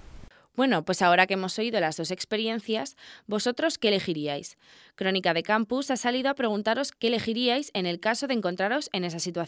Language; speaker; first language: Spanish; native; Spanish